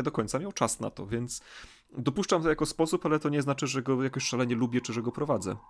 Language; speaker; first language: Polish; native; Polish